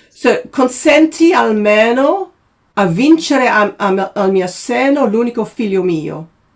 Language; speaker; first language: Italian; non-native, fluent; English